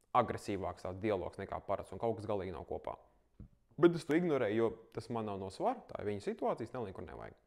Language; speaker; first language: Latvian; native; Latvian